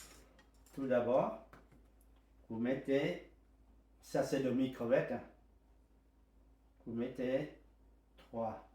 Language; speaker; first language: French; non-native, fluent; Vietnamese